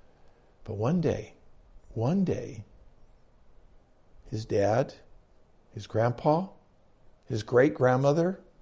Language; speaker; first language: English; native; English